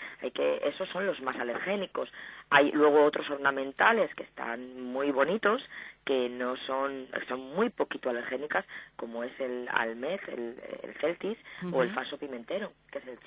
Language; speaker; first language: Spanish; native; Spanish